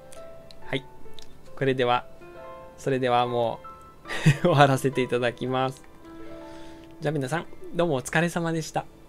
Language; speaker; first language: Japanese; non-native, fluent; Portuguese